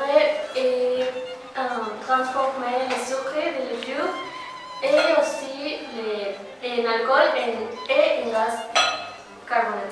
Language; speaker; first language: French; non-native, learner; Spanish